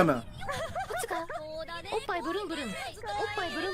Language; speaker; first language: Japanese; native; Japanese